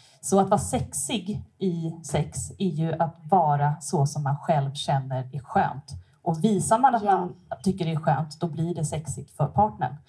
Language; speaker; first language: Swedish; native; Swedish